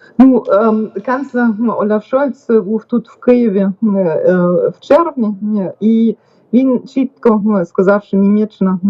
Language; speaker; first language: Ukrainian; non-native, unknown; German